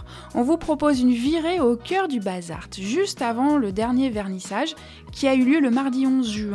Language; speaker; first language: French; native; French